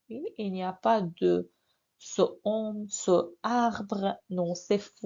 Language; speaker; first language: French; non-native, fluent; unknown